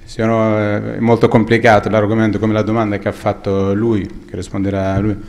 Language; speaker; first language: Italian; non-native, fluent; Arabic